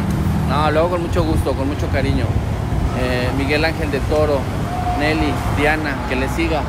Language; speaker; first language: Spanish; native; Spanish